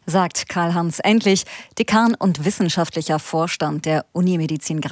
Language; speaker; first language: German; native; German